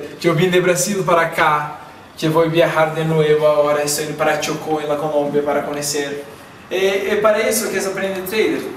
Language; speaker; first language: Spanish; non-native, learner; Portuguese